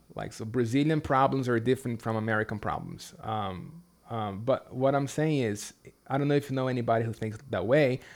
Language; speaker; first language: English; non-native, fluent; Portuguese